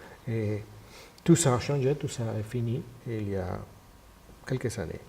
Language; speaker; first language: French; non-native, fluent; Spanish